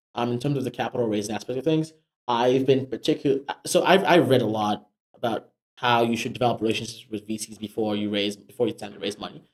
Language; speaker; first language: English; non-native, local second language; Yoruba